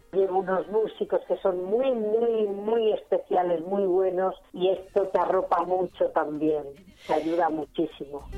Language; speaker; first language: Spanish; native; Spanish